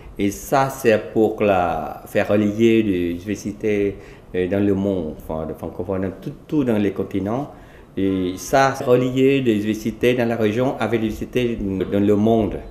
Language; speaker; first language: French; non-native, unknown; Vietnamese